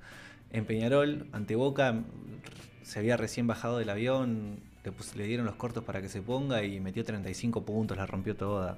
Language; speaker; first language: Spanish; native; Spanish